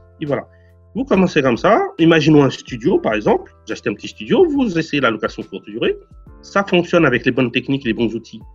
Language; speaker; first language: French; non-native, fluent; Portuguese